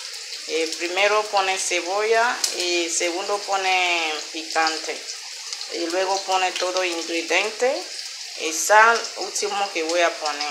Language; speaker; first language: Spanish; non-native, learner; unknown